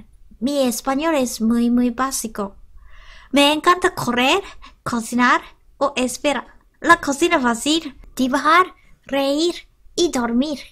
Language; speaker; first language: Spanish; non-native, learner; Japanese